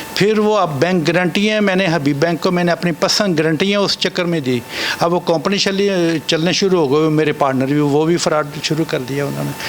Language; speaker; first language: Urdu; non-native, local second language; Punjabi